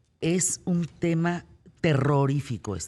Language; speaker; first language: Spanish; native; Spanish